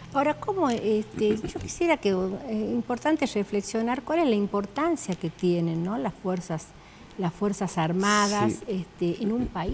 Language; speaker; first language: Spanish; native; Spanish